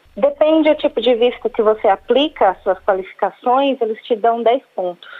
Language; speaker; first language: Portuguese; native; Portuguese